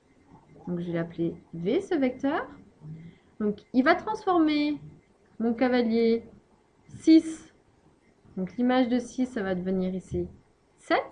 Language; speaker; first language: French; native; French